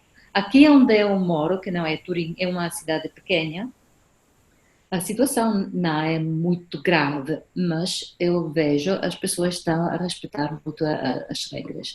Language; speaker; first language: Portuguese; non-native, fluent; Spanish